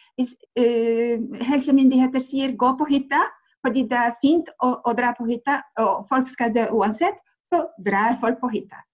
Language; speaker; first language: Norwegian; non-native, fluent; Polish